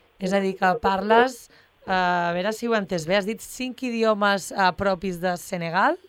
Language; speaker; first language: Catalan; native; Catalan